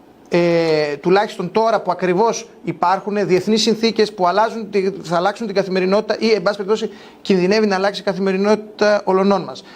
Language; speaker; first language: Greek; native; Greek